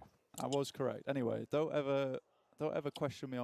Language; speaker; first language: English; native; English